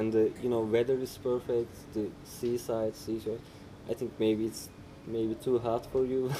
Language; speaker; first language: English; non-native, fluent; Turkish